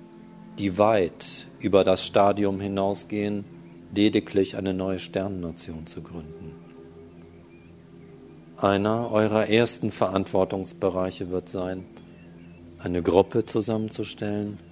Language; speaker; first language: German; native; German